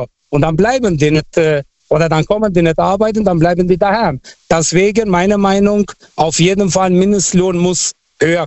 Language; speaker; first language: German; non-native, local second language; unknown